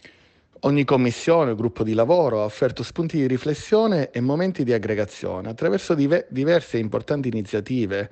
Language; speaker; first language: Italian; native; Italian